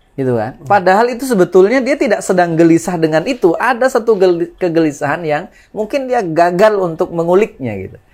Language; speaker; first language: Indonesian; non-native, local second language; Madurese